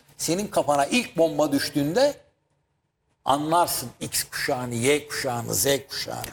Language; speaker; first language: Turkish; native; Turkish